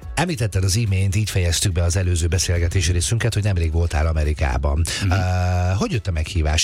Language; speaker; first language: Hungarian; native; Hungarian